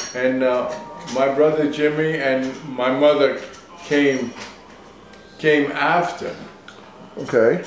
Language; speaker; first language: English; native; English